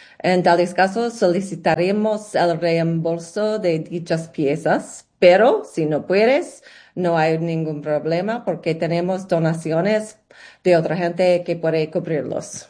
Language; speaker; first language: Spanish; non-native, learner; English